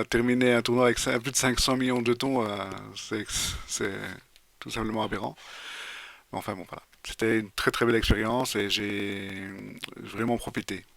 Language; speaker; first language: French; native; French